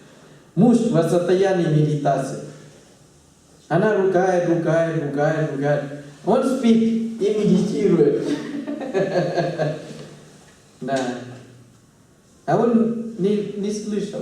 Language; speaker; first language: Russian; non-native, fluent; Thai